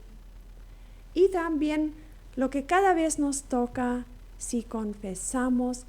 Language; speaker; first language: Spanish; non-native, local second language; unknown